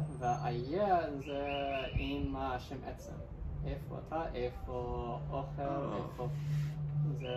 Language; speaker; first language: Hebrew; non-native, learner; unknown